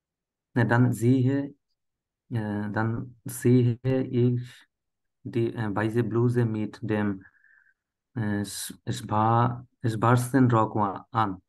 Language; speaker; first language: German; non-native, learner; Bangla